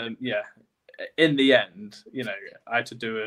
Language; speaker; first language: English; native; English